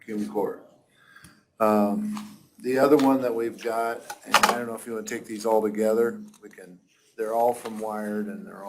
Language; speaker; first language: English; native; English